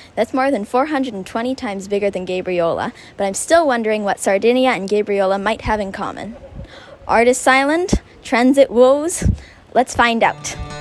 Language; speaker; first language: English; native; English